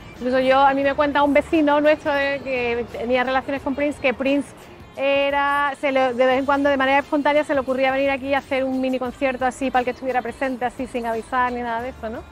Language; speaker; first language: Spanish; native; Spanish